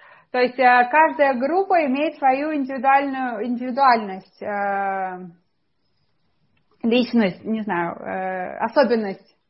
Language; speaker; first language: Russian; native; Russian